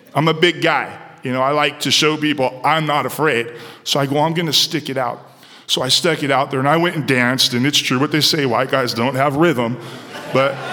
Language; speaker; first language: English; native; English